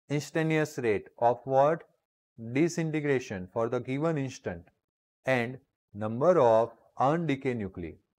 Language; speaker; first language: Hindi; non-native, local second language; Gujarati